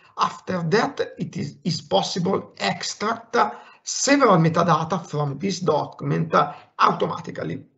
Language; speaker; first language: English; non-native, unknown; Italian